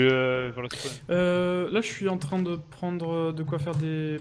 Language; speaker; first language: French; native; French